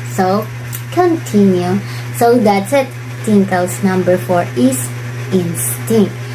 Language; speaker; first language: English; non-native, local second language; Cebuano